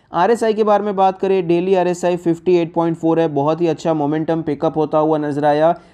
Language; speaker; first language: Hindi; native; Hindi